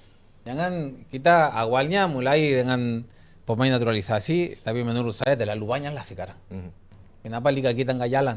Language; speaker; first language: Indonesian; non-native, fluent; Spanish